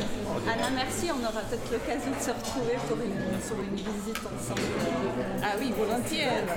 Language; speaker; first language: French; native; French